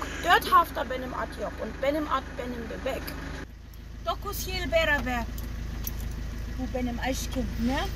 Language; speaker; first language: Turkish; non-native, learner; German